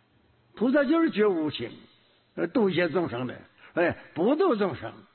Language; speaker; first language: Chinese; native; Chinese